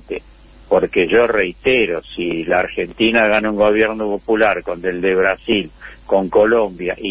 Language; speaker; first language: Spanish; native; Spanish